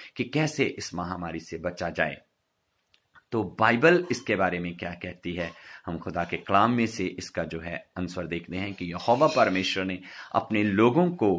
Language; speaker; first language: Hindi; non-native, local second language; Punjabi